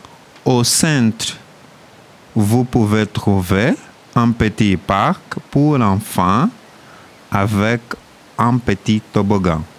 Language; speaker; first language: French; non-native, learner; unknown